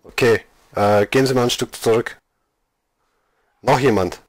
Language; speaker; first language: German; native; German